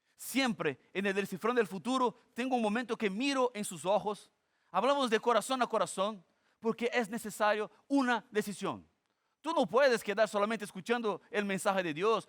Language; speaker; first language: Spanish; non-native, fluent; Portuguese